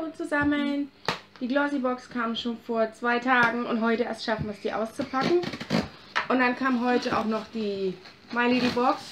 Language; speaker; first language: German; native; German